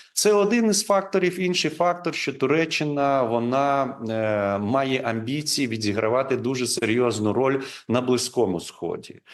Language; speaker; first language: Ukrainian; non-native, local second language; Crimean Tatar